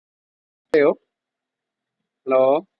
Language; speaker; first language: English; non-native, learner; Bangla